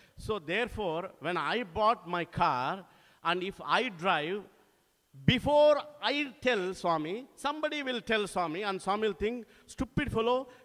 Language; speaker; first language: English; non-native, local second language; Telugu